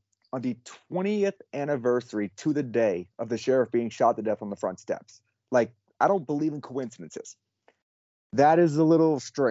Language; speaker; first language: English; native; English